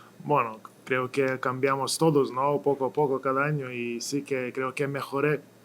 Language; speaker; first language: Spanish; non-native, learner; Lithuanian